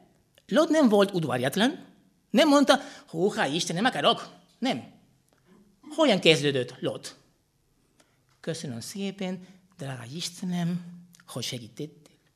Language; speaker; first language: Hungarian; non-native, fluent; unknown